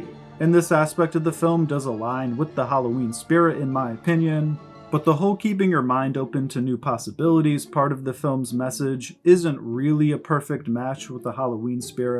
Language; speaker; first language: English; native; English